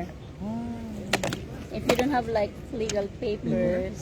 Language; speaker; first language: English; non-native, learner; Filipino